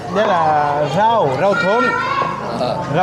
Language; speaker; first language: Vietnamese; non-native, fluent; Portuguese